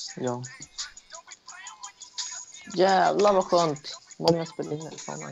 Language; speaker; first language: Swedish; native; Swedish